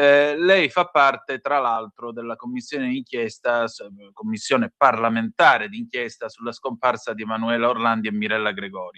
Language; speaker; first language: Italian; native; Italian